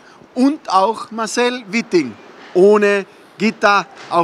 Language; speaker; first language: German; native; German